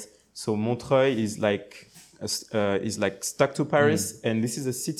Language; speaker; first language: English; non-native, fluent; French